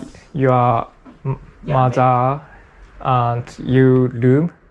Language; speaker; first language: English; non-native, learner; Japanese